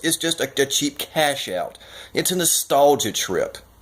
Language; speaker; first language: English; native; English